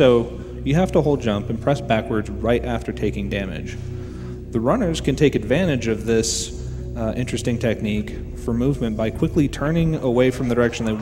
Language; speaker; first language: English; native; English